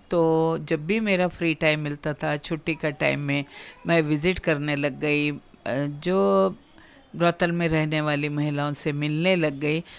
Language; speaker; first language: Hindi; non-native, local second language; Kannada